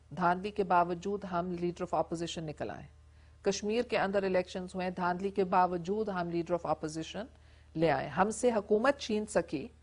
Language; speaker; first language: Urdu; non-native, local second language; English